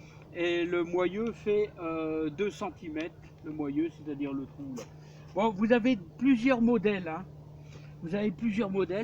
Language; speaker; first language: French; native; French